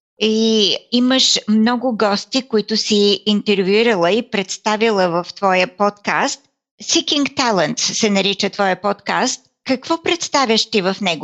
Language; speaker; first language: Bulgarian; native; Bulgarian